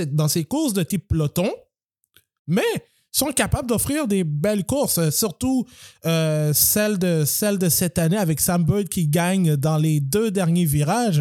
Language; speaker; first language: French; native; French